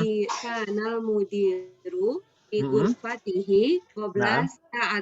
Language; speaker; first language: Arabic; non-native, learner; Indonesian